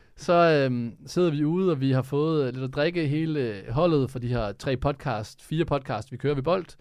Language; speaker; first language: Danish; early bilingual, other home language; Serbian